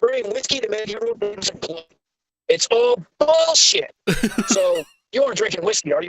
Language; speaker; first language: English; native; English